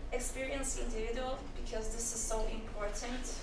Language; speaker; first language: English; non-native, learner; Ukrainian